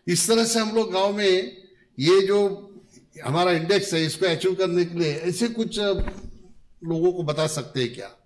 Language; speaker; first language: Hindi; non-native, local second language; Marathi